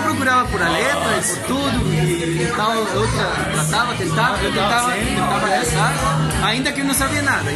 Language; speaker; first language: Portuguese; non-native, learner; Spanish